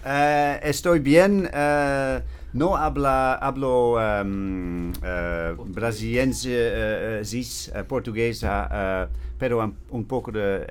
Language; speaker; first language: Portuguese; non-native, learner; English